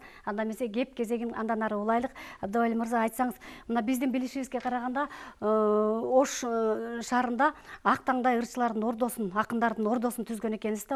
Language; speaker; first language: Kyrgyz; native; Kyrgyz